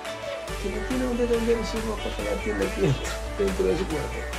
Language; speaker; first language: Spanish; native; Spanish